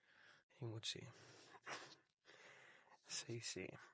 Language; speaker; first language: Dutch; non-native, learner; Afrikaans